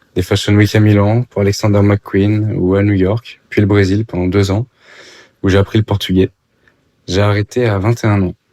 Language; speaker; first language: French; native; French